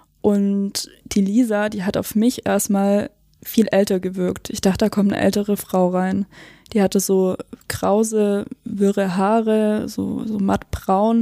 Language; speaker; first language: German; native; German